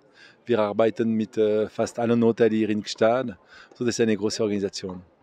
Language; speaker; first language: German; non-native, local second language; French